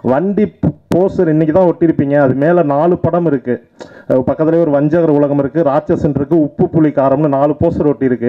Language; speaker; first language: Tamil; native; Tamil